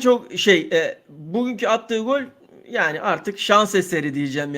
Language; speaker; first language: Turkish; native; Turkish